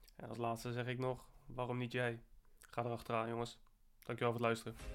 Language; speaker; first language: Dutch; native; Dutch